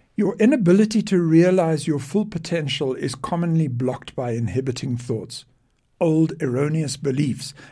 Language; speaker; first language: English; native; English